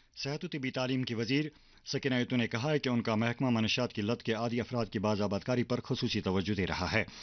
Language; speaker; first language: Urdu; non-native, local second language; Kashmiri